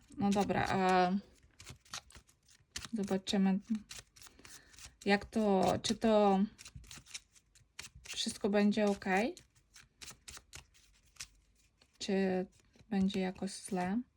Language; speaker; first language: Polish; non-native, learner; Ukrainian